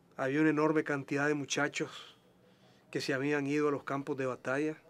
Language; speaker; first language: Spanish; native; Spanish